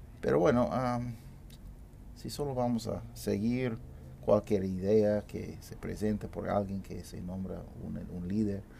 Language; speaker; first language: Spanish; non-native, fluent; English